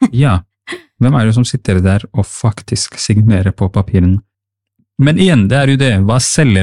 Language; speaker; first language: Norwegian; non-native, fluent; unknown